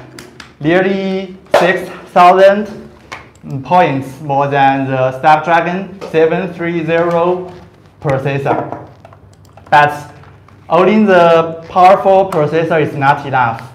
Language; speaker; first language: English; non-native, learner; Chinese